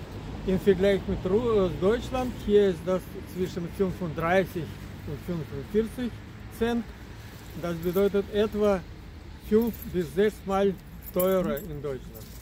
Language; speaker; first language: German; non-native, fluent; Russian